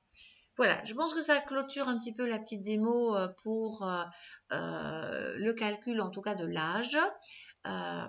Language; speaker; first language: French; native; French